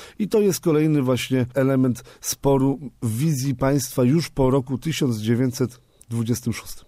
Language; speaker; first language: Polish; native; Polish